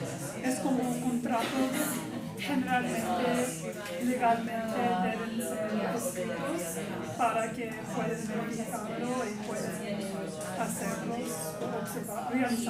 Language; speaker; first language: Spanish; non-native, learner; English